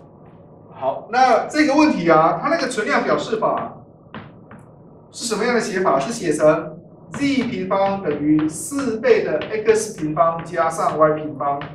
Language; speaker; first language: Chinese; native; Chinese